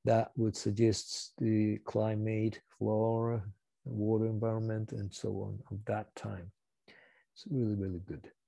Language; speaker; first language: English; non-native, fluent; Japanese